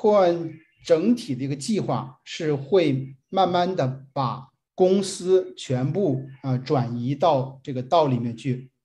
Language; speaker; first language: Chinese; native; Chinese